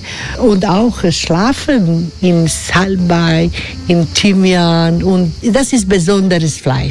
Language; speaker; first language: German; non-native, learner; Croatian